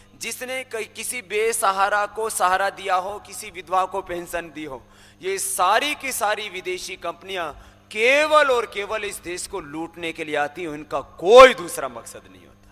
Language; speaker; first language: Hindi; native; Hindi